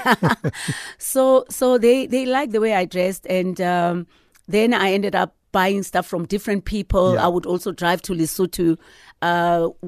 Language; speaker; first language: English; non-native, local second language; Southern Sotho